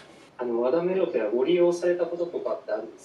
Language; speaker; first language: Japanese; native; Japanese